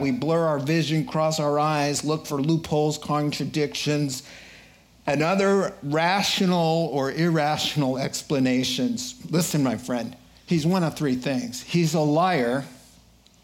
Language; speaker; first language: English; native; English